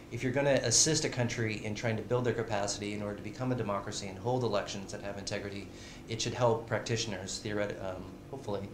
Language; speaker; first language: English; native; English